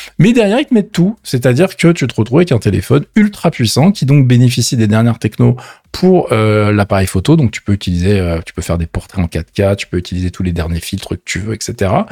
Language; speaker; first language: French; native; French